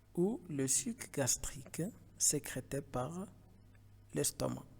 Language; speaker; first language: French; non-native, local second language; Arabic